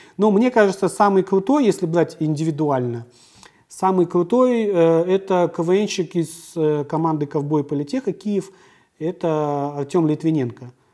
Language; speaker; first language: Russian; native; Russian